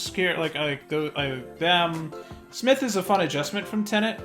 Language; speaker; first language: English; native; English